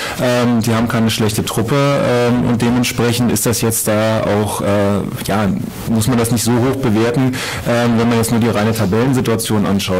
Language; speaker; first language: German; native; German